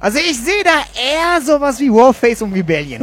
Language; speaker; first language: German; native; German